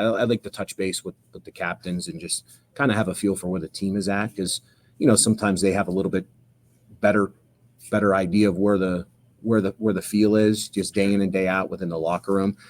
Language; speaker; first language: English; native; English